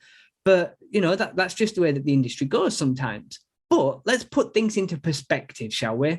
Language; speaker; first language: English; native; English